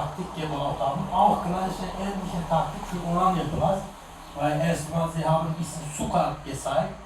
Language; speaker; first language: German; non-native, learner; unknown